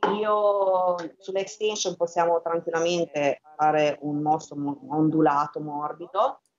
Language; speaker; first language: Italian; early bilingual, other home language; Albanian